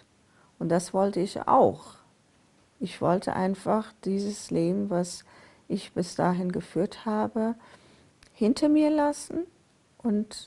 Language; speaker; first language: German; non-native, fluent; Persian